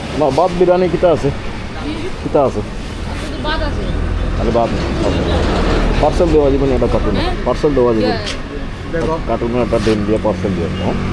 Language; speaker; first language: Hindi; non-native, learner; Bangla